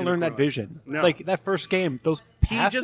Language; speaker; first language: English; native; English